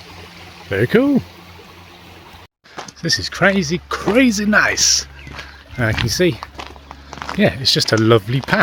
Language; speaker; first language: English; native; English